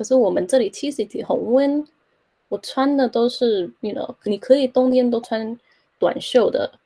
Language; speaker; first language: Chinese; early bilingual, heritage; Chinese